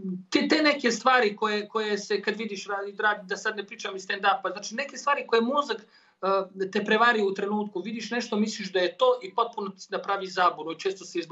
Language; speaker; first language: Serbian; native; Serbian